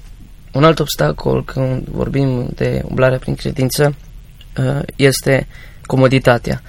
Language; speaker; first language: Romanian; native; Romanian